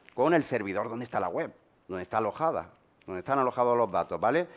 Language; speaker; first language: Spanish; native; Spanish